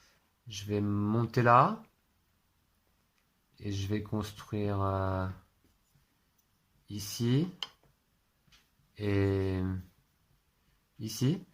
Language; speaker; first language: French; native; French